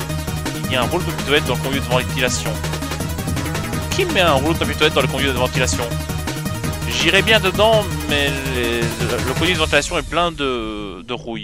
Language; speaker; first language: French; native; French